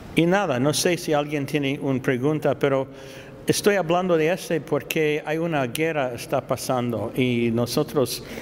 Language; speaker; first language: Spanish; non-native, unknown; English